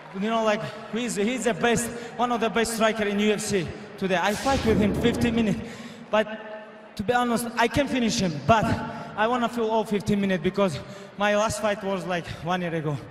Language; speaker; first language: English; non-native, learner; Avaric